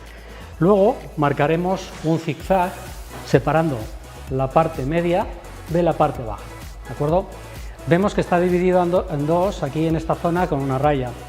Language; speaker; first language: Spanish; native; Spanish